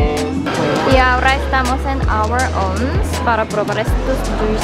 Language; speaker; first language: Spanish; non-native, learner; Korean